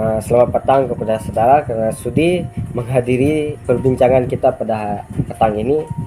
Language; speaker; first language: Malay; non-native, local second language; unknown